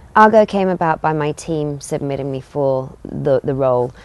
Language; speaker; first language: English; native; English